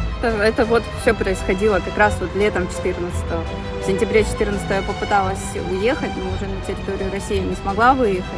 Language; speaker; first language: Russian; native; Russian